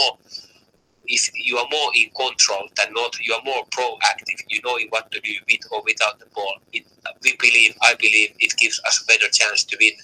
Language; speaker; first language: English; non-native, fluent; Finnish